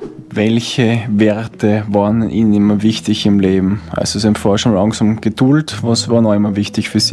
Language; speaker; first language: German; native; German